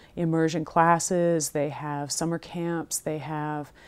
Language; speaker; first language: English; native; English